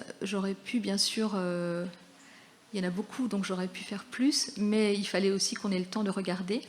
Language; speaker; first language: French; native; French